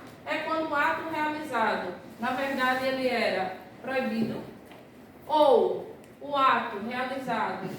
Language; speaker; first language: Portuguese; native; Portuguese